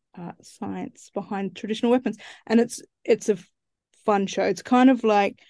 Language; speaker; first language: English; native; English